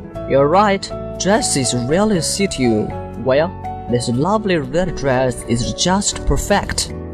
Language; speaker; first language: English; non-native, fluent; Chinese